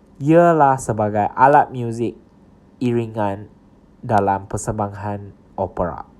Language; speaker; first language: Malay; non-native, local second language; Chinese